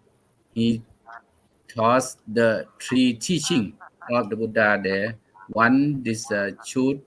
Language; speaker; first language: English; non-native, learner; Thai